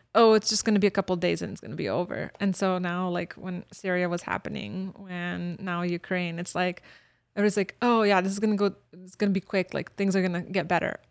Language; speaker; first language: English; early bilingual, other home language; Bosnian